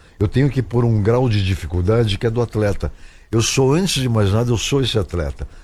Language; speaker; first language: Portuguese; native; Portuguese